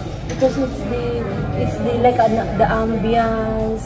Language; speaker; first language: English; non-native, local second language; Filipino